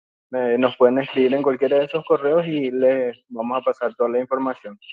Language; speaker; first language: Spanish; native; Spanish